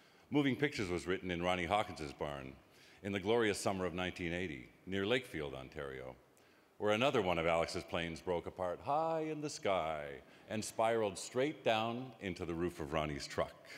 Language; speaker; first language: English; native; English